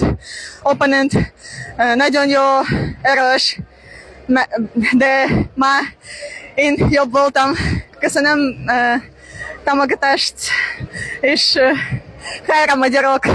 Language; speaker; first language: Hungarian; non-native, learner; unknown